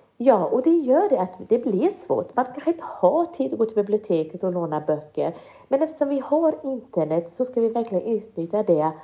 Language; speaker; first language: Swedish; early bilingual, other home language; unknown